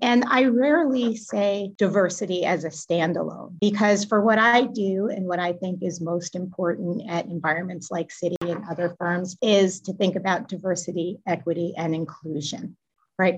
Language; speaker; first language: English; native; English